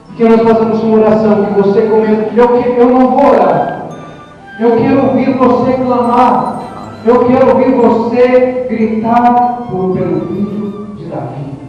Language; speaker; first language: Portuguese; non-native, fluent; Spanish